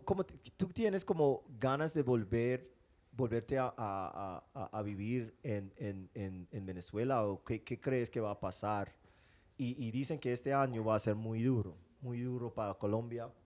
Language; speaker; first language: Spanish; non-native, fluent; English